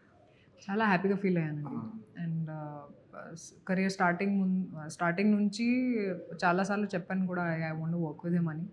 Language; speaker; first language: Telugu; non-native, local second language; Hindi